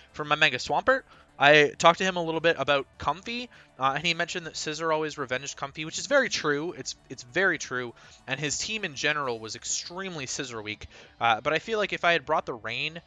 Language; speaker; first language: English; native; English